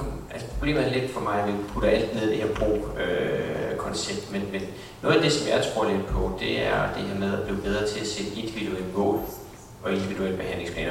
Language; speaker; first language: Danish; native; Danish